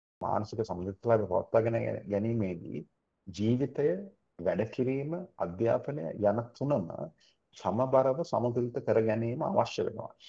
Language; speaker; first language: Sinhala; native; Sinhala